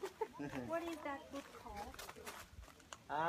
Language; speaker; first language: English; non-native, learner; Thai